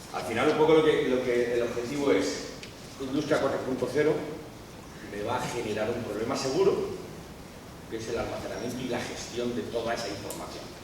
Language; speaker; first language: Spanish; native; Spanish